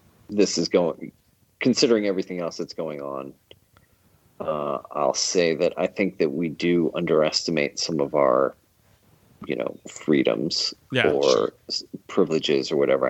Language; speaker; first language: English; native; English